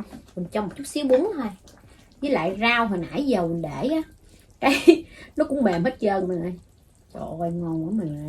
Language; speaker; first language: Vietnamese; native; Vietnamese